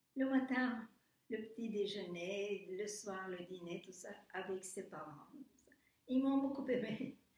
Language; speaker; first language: French; non-native, fluent; Turkish